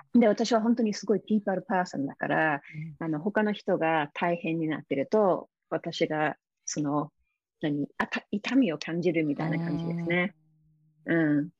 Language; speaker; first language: Japanese; non-native, fluent; English